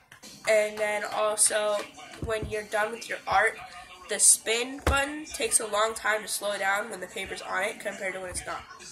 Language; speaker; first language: English; native; English